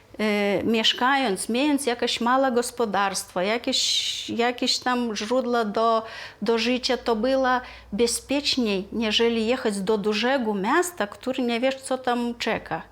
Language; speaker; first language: Polish; non-native, fluent; Lithuanian